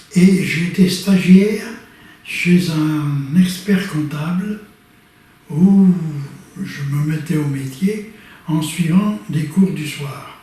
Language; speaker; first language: French; native; French